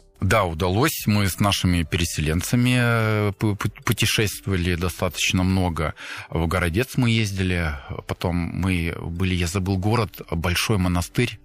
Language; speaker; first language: Russian; non-native, fluent; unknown